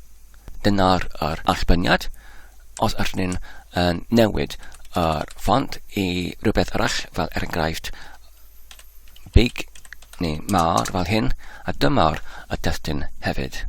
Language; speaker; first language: Welsh; non-native, learner; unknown